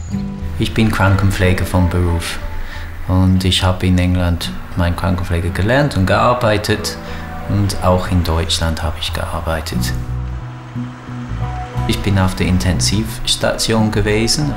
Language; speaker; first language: German; non-native, fluent; English